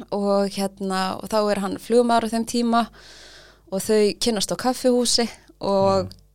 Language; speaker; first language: Icelandic; early bilingual, other home language; Thai